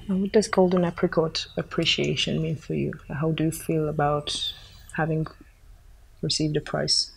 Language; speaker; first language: English; non-native, fluent; Armenian